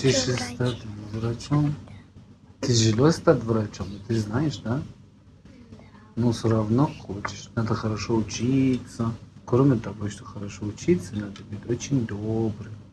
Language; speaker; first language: Russian; non-native, fluent; Persian